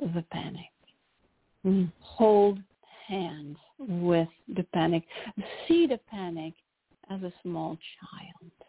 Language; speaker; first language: English; non-native, fluent; French